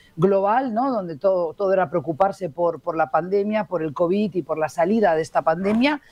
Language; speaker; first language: Spanish; native; Spanish